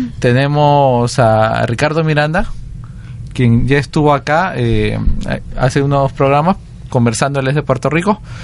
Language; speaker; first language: Spanish; native; Spanish